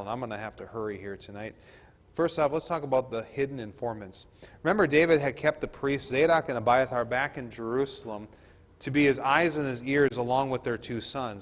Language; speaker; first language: English; native; English